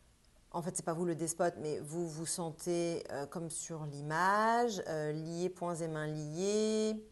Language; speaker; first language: French; native; French